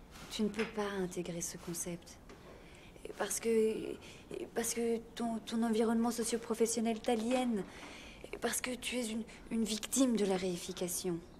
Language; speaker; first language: French; native; French